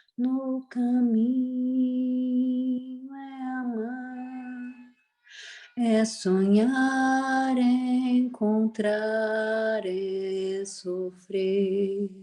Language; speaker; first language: Portuguese; native; Portuguese